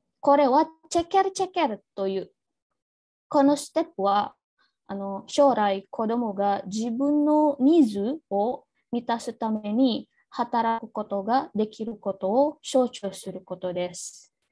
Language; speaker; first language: Japanese; non-native, learner; Indonesian